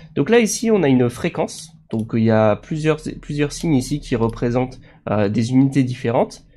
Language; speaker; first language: French; native; French